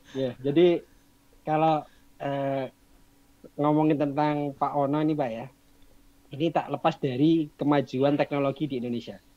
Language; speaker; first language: Indonesian; native; Indonesian